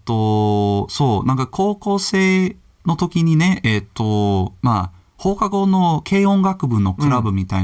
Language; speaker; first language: Japanese; non-native, learner; English